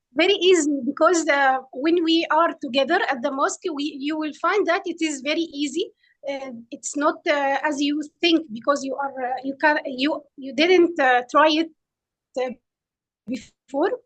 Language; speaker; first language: English; non-native, fluent; Arabic